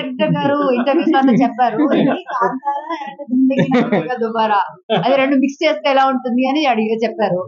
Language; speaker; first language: Telugu; non-native, local second language; Malayalam